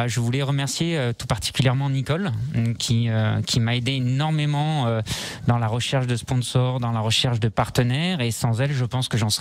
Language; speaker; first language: French; native; French